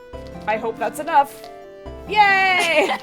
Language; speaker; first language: English; native; English